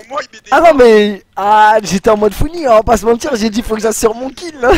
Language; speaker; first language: French; native; French